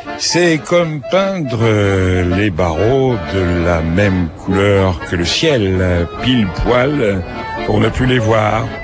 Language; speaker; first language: French; native; French